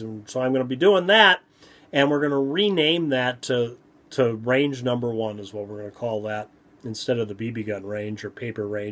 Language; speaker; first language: English; native; English